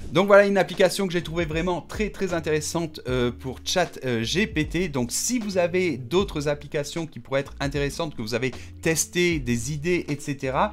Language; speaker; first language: French; native; French